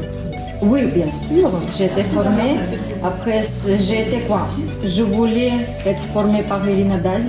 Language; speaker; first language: French; non-native, learner; Russian